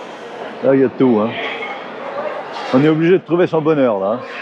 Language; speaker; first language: French; native; French